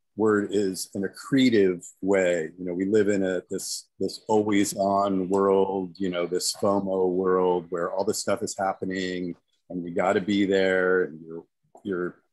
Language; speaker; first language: English; native; English